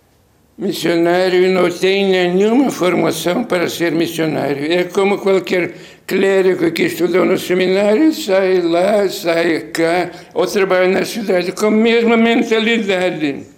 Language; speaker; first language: Portuguese; non-native, fluent; Lithuanian